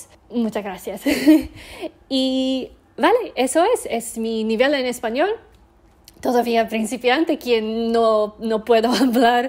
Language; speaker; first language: Spanish; non-native, learner; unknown